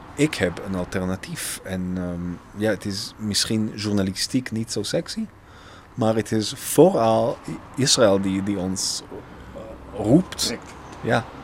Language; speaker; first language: Dutch; non-native, fluent; Hebrew